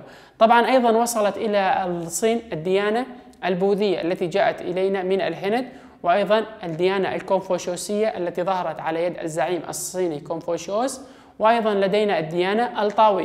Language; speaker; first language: Arabic; non-native, local second language; Kurdish